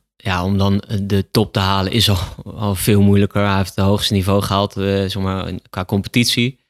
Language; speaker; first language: Dutch; native; Dutch